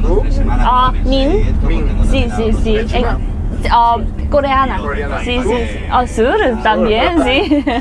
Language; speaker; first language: Spanish; non-native, learner; Korean